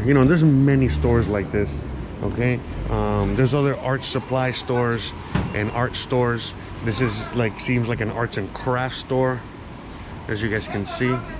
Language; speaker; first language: English; native; English